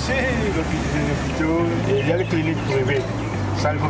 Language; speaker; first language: French; non-native, local second language; Morisyen